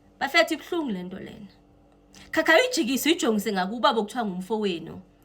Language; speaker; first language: Zulu; non-native, local second language; Xhosa